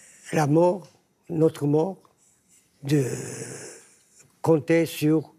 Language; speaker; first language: French; non-native, fluent; Japanese